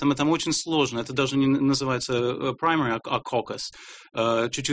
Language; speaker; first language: Russian; non-native, fluent; English